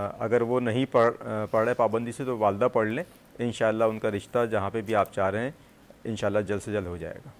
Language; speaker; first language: Urdu; native; Urdu